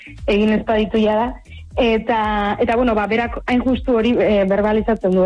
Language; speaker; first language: Basque; native; Basque